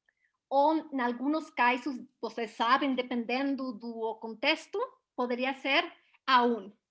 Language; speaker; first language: Portuguese; non-native, learner; Spanish